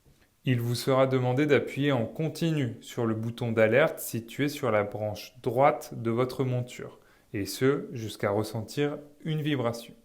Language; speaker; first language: French; native; French